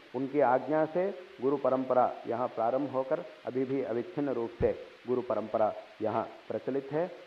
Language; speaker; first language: Hindi; non-native, local second language; Telugu